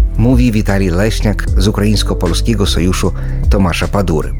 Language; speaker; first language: Polish; non-native, local second language; Ukrainian